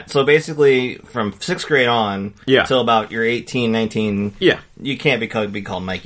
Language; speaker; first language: English; native; English